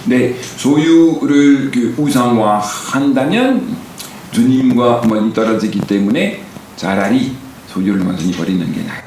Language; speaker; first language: Korean; non-native, fluent; French